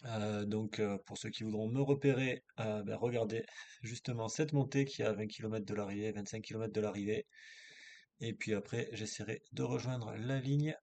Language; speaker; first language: French; native; French